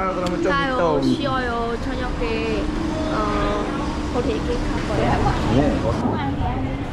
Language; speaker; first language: Korean; non-native, learner; Vietnamese